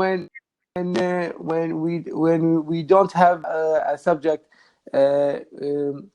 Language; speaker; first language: English; non-native, learner; Arabic